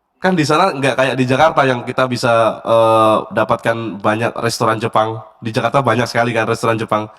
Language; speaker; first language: Indonesian; native; Indonesian